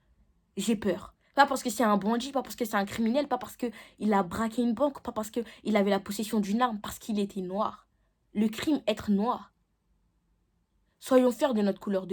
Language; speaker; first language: French; native; French